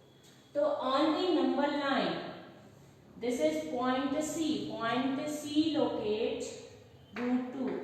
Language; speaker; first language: English; non-native, local second language; Hindi